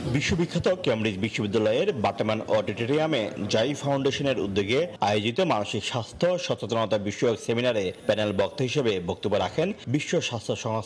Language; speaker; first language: English; non-native, fluent; Japanese